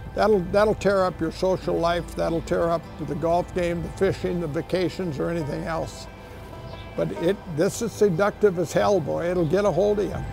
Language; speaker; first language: English; native; English